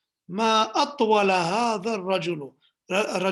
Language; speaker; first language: Arabic; non-native, fluent; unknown